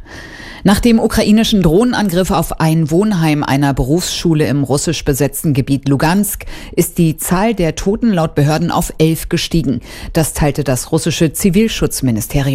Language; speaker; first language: German; native; German